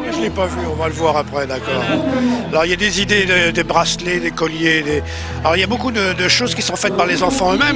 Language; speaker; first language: French; native; French